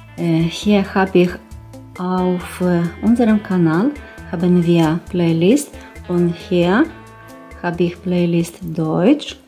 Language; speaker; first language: German; non-native, learner; Russian